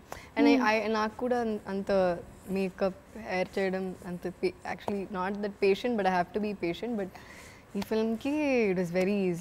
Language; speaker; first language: Telugu; non-native, fluent; Malayalam